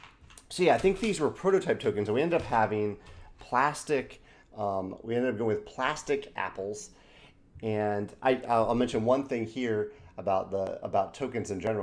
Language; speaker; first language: English; native; English